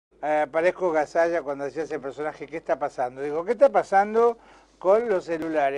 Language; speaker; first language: Spanish; native; Spanish